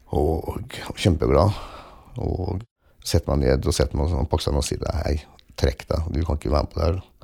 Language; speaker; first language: Norwegian; early bilingual, other home language; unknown